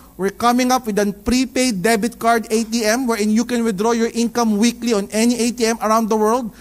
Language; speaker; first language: English; non-native, local second language; Filipino